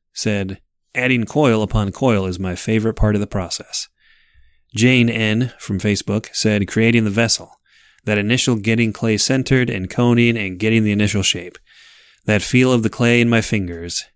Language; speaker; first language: English; native; English